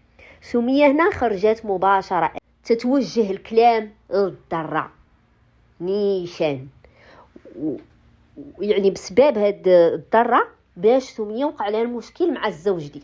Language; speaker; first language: Arabic; native; Arabic